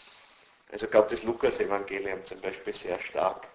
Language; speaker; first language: German; native; German